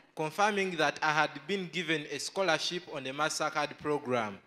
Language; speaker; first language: English; non-native, local second language; Ganda